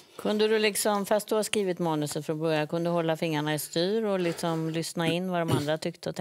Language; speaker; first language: Swedish; native; Swedish